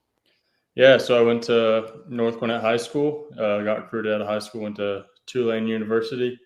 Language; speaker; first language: English; native; English